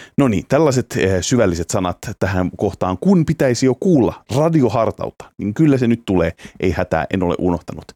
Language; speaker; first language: Finnish; native; Finnish